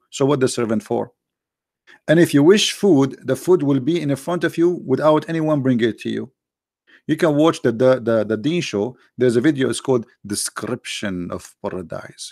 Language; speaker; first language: English; non-native, fluent; Arabic